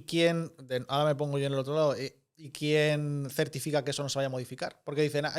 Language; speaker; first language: Spanish; native; Spanish